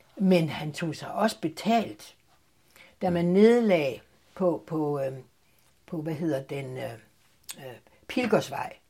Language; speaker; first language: Danish; native; Danish